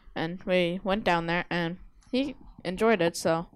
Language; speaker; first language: English; native; English